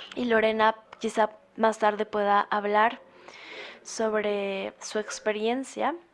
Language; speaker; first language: Spanish; non-native, fluent; German